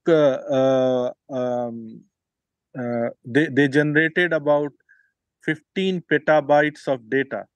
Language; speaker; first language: English; non-native, local second language; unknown